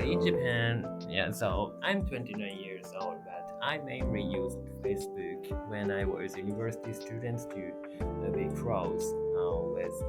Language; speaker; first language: English; non-native, learner; Japanese